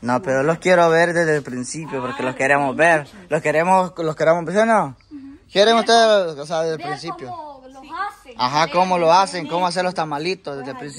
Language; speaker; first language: Spanish; native; Spanish